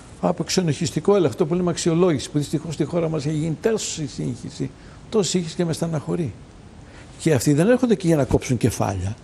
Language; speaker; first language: Greek; early bilingual, heritage; Greek